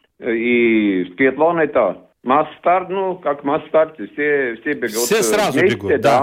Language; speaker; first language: Russian; non-native, learner; Latvian